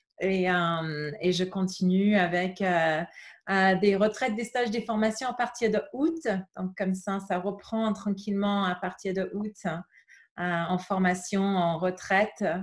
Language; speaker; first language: French; non-native, fluent; English